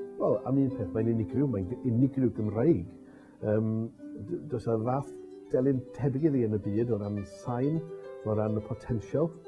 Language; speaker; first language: Welsh; native; Welsh